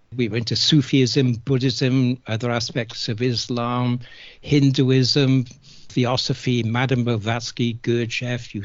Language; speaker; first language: English; native; English